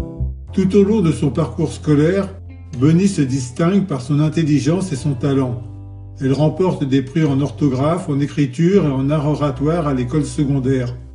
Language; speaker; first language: French; native; French